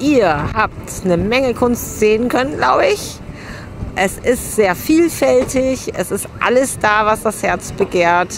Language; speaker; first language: German; native; German